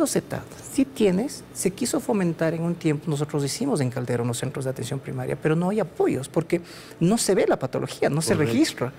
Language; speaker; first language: Spanish; native; Spanish